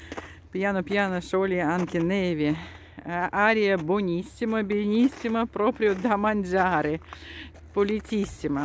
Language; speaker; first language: Italian; non-native, fluent; Russian